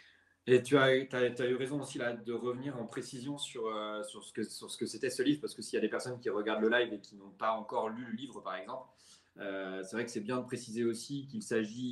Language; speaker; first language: French; native; French